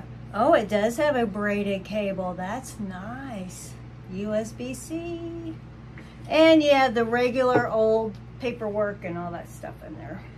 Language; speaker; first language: English; native; English